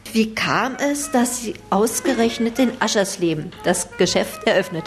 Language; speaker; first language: German; native; German